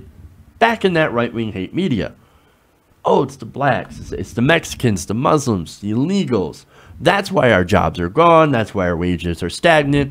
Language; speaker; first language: English; native; English